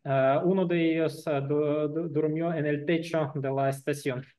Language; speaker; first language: Spanish; non-native, learner; Russian